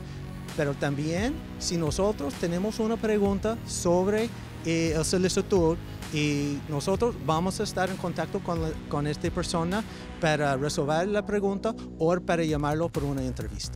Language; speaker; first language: Spanish; non-native, fluent; English